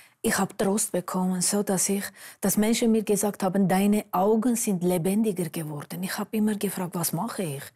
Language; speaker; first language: German; non-native, fluent; Armenian